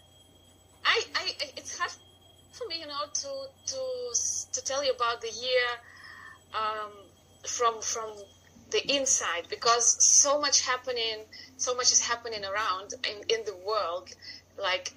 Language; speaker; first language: English; non-native, fluent; Russian